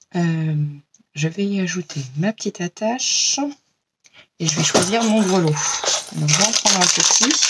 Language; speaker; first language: French; native; French